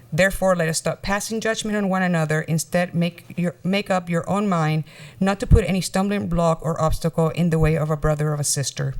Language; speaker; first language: English; non-native, fluent; Spanish